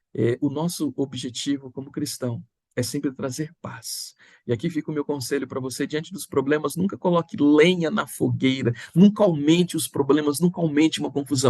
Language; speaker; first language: Portuguese; native; Portuguese